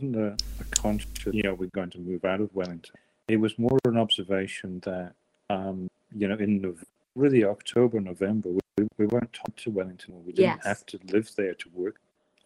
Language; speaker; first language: English; native; English